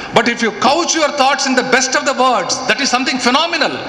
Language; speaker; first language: English; non-native, local second language; Tamil